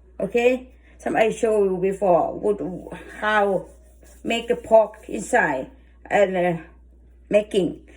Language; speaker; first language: English; non-native, learner; Thai